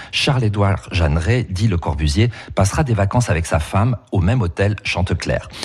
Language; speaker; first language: French; native; French